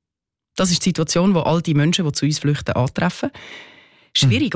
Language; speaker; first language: German; native; German